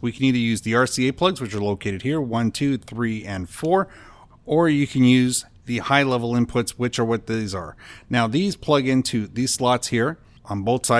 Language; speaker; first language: English; native; English